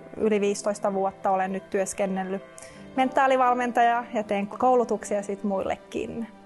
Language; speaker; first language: Finnish; non-native, local second language; Swedish